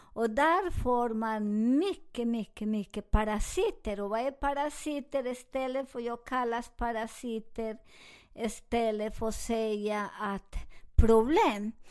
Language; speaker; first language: Swedish; non-native, learner; Spanish